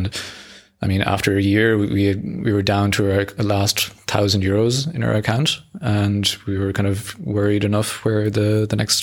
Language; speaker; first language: English; native; English